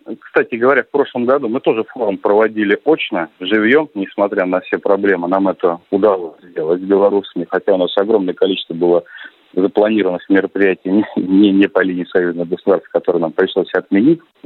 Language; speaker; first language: Russian; native; Russian